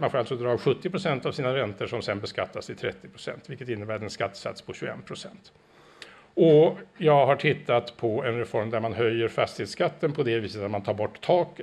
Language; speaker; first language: Swedish; native; Swedish